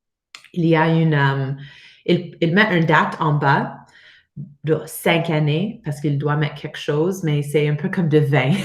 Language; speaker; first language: French; non-native, learner; English